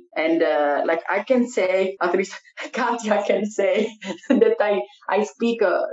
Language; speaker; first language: English; non-native, fluent; Italian